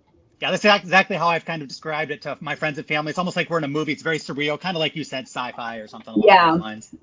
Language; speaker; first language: English; native; English